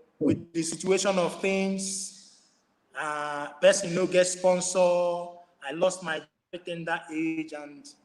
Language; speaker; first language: Nigerian Pidgin; non-native, local second language; Igbo